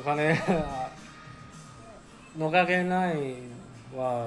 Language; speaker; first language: Japanese; non-native, learner; Chinese